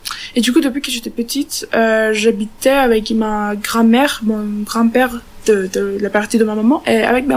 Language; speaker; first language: French; non-native, learner; Turkish